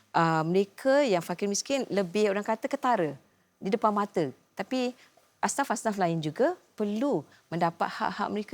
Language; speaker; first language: Malay; native; Malay